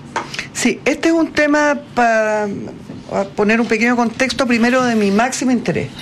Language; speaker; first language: Spanish; native; Spanish